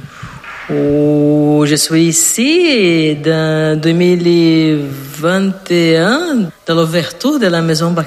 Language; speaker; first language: French; non-native, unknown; Portuguese